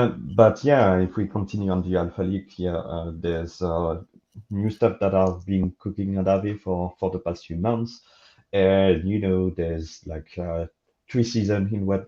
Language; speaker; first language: English; non-native, fluent; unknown